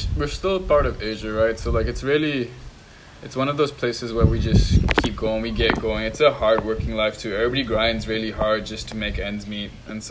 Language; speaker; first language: English; non-native, local second language; Tamil